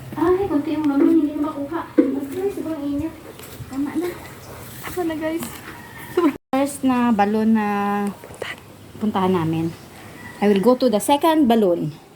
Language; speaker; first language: Filipino; non-native, local second language; Hiligaynon